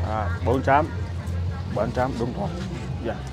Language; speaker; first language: Vietnamese; non-native, learner; Portuguese